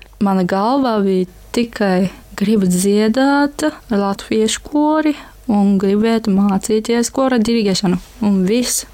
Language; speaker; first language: Latvian; non-native, learner; Japanese